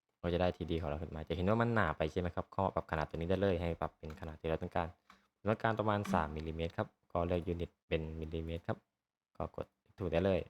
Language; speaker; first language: Thai; native; Thai